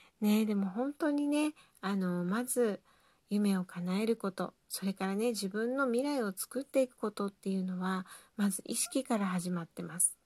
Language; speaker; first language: Japanese; native; Japanese